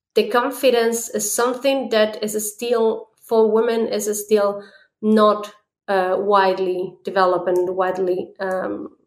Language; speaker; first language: English; non-native, fluent; Spanish